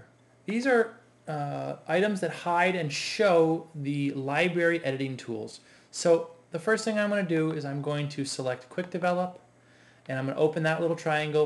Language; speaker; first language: English; native; English